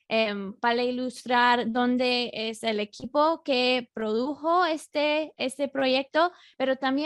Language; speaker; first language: Spanish; non-native, fluent; English